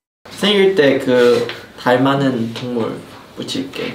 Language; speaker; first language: Korean; non-native, fluent; Chinese